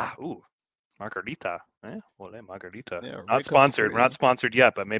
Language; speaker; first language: English; native; English